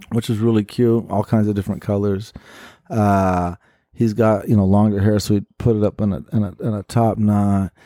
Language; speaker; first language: English; native; English